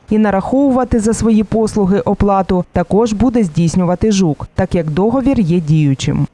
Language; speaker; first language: Ukrainian; native; Ukrainian